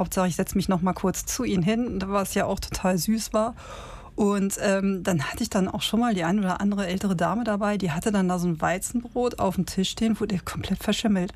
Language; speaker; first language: German; native; German